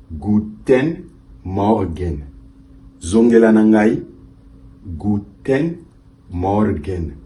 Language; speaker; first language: Lingala; early bilingual, heritage; Lingala